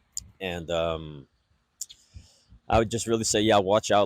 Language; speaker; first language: English; native; English